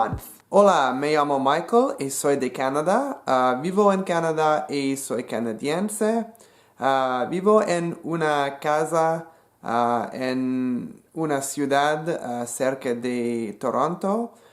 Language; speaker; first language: Spanish; non-native, learner; English